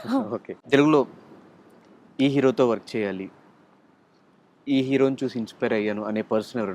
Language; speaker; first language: Telugu; native; Telugu